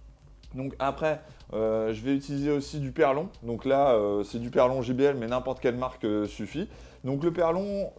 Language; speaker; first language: French; native; French